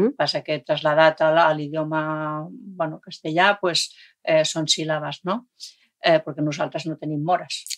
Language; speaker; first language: Catalan; non-native, local second language; Spanish